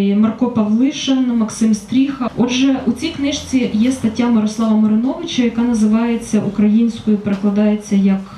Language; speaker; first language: Ukrainian; native; Ukrainian